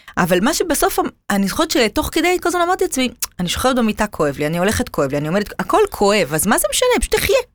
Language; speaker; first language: Hebrew; native; Hebrew